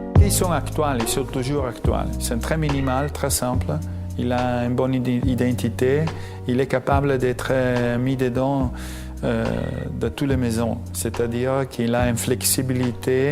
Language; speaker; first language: French; non-native, fluent; Italian